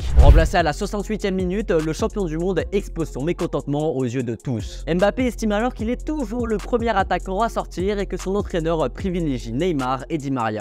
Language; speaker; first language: French; native; French